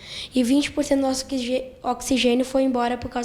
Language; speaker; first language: Portuguese; native; Portuguese